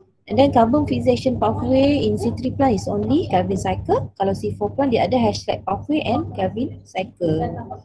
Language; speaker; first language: English; non-native, local second language; Malay